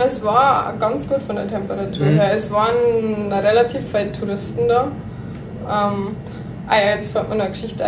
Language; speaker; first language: German; native; German